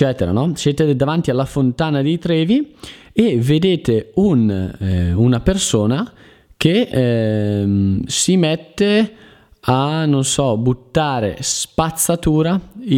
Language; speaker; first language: Italian; native; Italian